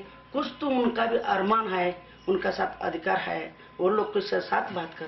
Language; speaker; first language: Hindi; non-native, local second language; Marathi